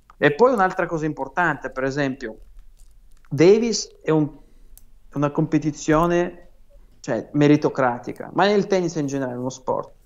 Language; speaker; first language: Italian; non-native, fluent; Russian